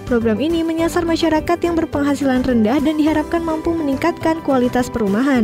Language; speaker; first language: Indonesian; native; Indonesian